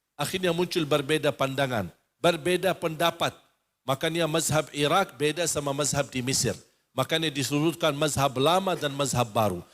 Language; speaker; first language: Indonesian; non-native, fluent; Arabic